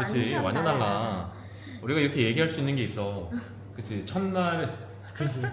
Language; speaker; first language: Korean; native; Korean